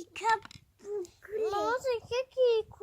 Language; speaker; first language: French; native; French